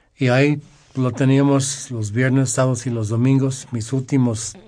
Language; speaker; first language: Spanish; early bilingual, heritage; Spanish